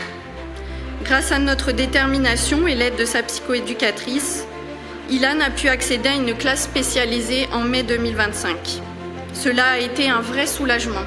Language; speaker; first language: French; native; French